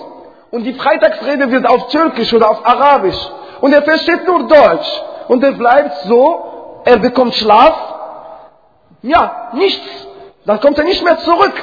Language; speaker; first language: German; non-native, fluent; Arabic